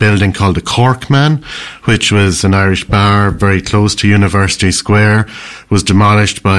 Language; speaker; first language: English; native; English